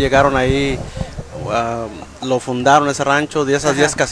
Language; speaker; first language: Spanish; native; Spanish